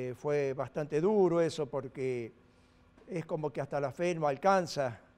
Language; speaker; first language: Spanish; native; Spanish